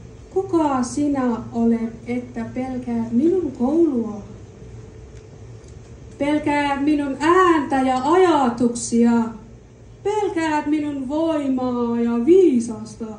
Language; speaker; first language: Finnish; non-native, learner; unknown